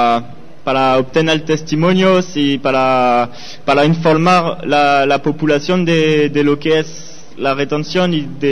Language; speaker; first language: Spanish; non-native, learner; French